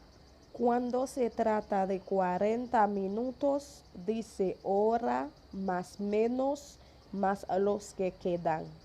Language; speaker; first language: Spanish; non-native, fluent; Haitian Creole